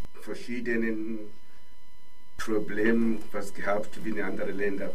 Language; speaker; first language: German; non-native, fluent; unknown